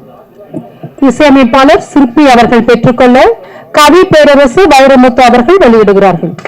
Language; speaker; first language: Tamil; native; Tamil